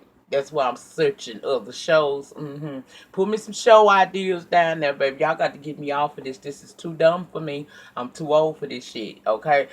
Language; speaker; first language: English; native; English